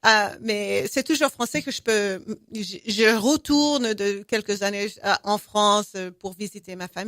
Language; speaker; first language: French; non-native, fluent; English